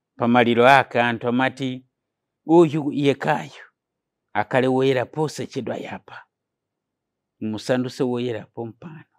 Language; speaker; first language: Nyanja; non-native, fluent; Nyankole